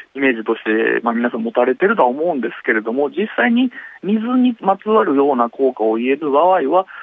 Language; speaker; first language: Japanese; native; Japanese